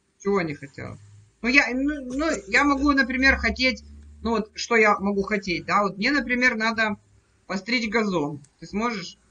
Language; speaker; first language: Russian; native; Russian